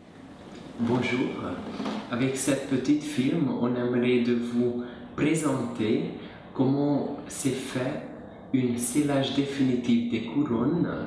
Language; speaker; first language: French; non-native, fluent; Hungarian